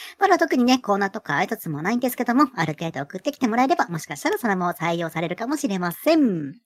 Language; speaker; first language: Japanese; native; Japanese